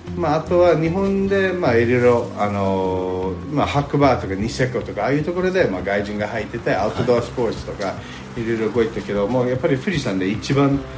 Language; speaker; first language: Japanese; non-native, fluent; English